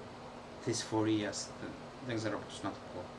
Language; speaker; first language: Greek; non-native, fluent; Italian